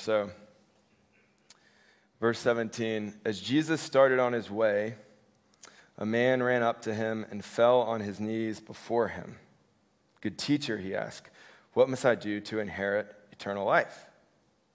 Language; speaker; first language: English; native; English